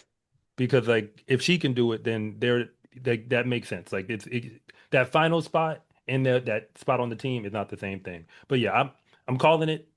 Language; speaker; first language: English; native; English